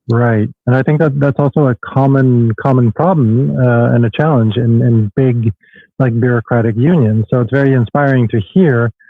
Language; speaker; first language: English; non-native, fluent; Swedish